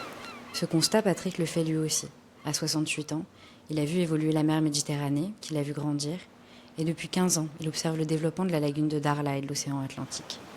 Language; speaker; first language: French; native; French